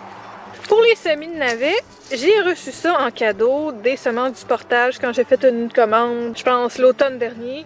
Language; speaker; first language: French; native; French